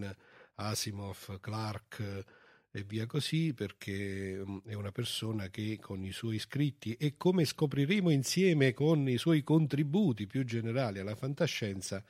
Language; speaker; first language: Italian; native; Italian